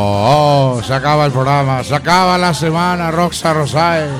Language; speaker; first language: Spanish; native; Spanish